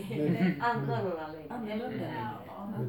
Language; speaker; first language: Swedish; non-native, local second language; Finnish